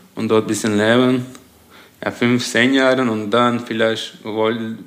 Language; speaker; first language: German; non-native, fluent; Turkish